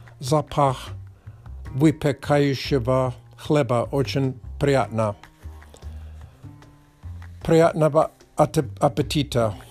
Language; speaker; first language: Russian; non-native, learner; English